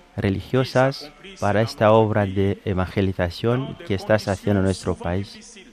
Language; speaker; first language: Spanish; non-native, fluent; French